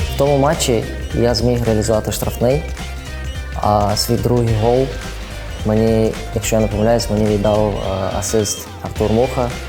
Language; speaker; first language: Ukrainian; early bilingual, other home language; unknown